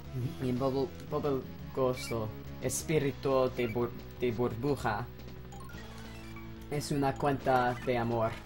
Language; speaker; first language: Spanish; non-native, learner; English